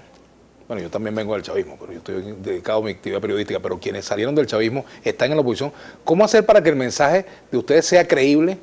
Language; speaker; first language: Spanish; native; Spanish